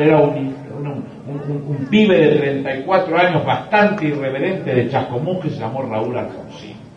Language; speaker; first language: Spanish; native; Spanish